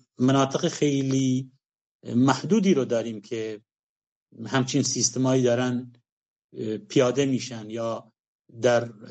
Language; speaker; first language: Persian; non-native, local second language; Kurdish